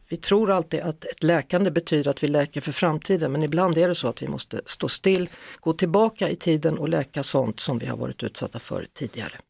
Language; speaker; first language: Swedish; native; Swedish